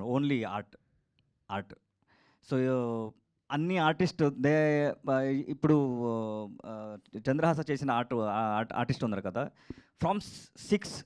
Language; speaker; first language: Telugu; non-native, learner; Kannada